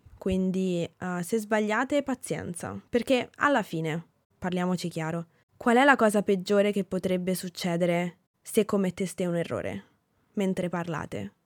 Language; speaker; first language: Italian; native; Italian